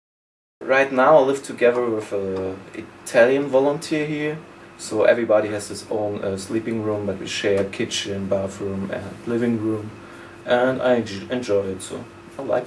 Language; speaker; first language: English; non-native, fluent; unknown